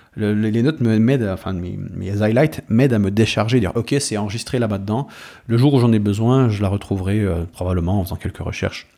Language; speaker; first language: French; native; French